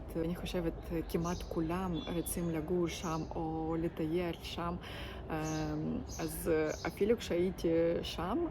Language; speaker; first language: Hebrew; non-native, learner; Ukrainian